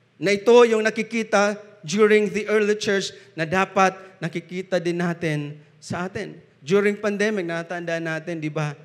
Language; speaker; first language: Filipino; non-native, local second language; Bikol